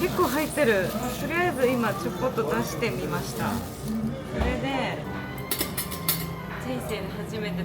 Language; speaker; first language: Japanese; native; Japanese